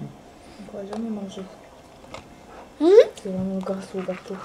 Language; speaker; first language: French; non-native, learner; Japanese